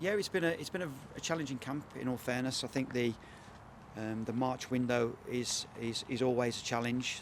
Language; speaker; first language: English; native; English